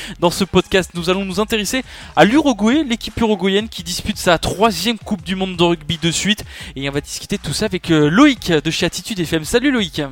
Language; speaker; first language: French; native; French